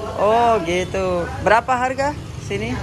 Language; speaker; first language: Indonesian; non-native, learner; Urdu